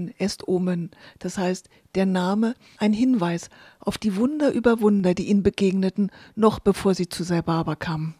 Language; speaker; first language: German; native; German